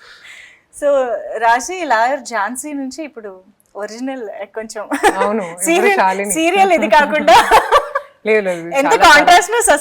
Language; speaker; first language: Telugu; native; Telugu